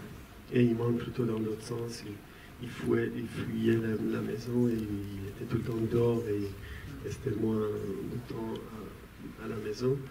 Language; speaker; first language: French; non-native, fluent; Persian